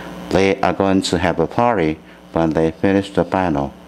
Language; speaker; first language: English; non-native, fluent; Chinese